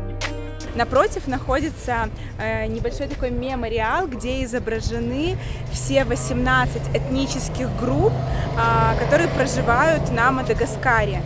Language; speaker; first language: Russian; native; Russian